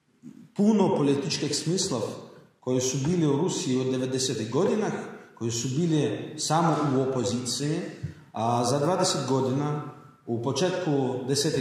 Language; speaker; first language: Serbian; non-native, learner; Russian